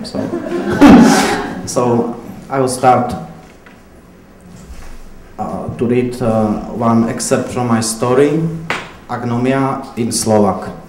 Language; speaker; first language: English; non-native, fluent; Slovak